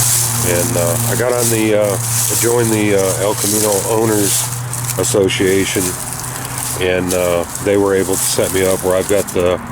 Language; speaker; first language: English; native; English